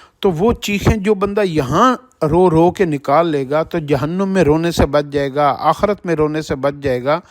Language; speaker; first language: Urdu; non-native, local second language; Punjabi